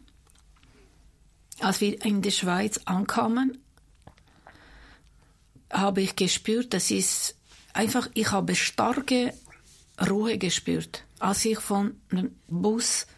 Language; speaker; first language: German; non-native, fluent; Armenian